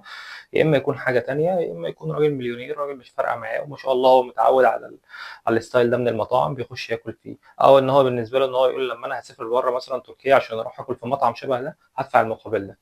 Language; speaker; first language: Arabic; native; Arabic